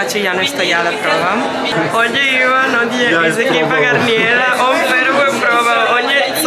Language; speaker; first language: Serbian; early bilingual, heritage; Serbian